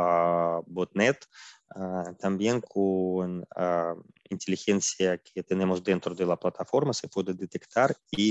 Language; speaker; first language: Spanish; non-native, fluent; Russian